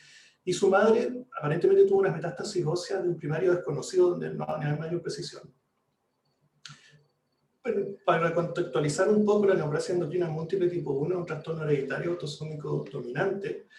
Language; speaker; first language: Spanish; native; Spanish